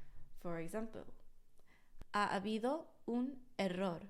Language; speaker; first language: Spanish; non-native, fluent; English